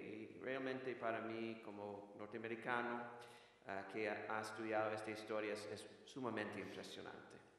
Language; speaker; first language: Spanish; non-native, fluent; English